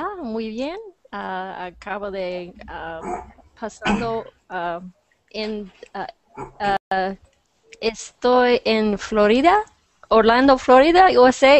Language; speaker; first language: Spanish; non-native, learner; English